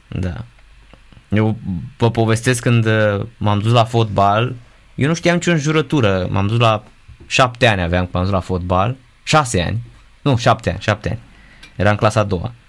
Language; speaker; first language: Romanian; native; Romanian